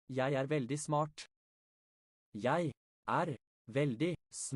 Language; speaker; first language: Norwegian; non-native, learner; English